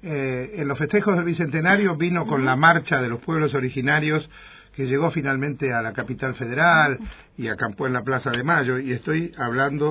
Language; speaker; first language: Spanish; native; Spanish